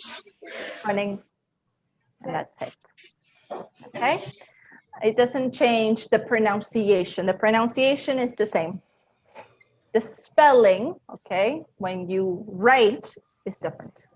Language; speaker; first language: English; non-native, fluent; Spanish